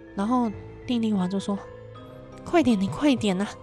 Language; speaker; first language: Chinese; non-native, fluent; Cantonese